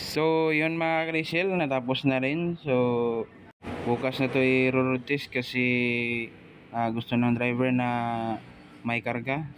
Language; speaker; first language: Filipino; non-native, local second language; Cebuano